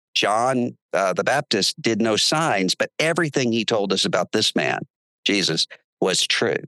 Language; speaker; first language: English; native; English